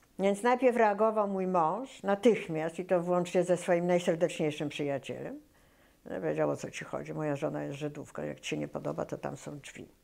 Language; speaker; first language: Polish; native; Polish